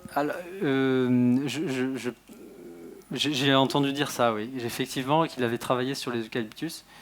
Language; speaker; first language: French; native; French